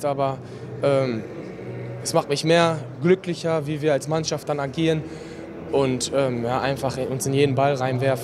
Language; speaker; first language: German; native; German